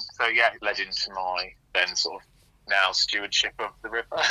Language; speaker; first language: English; native; English